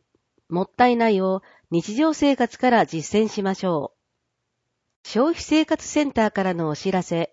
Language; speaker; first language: Japanese; native; Japanese